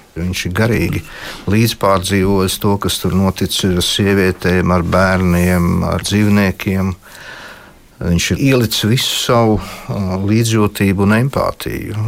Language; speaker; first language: Latvian; early bilingual, heritage; Latvian